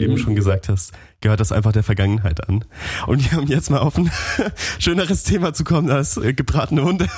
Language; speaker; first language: German; native; German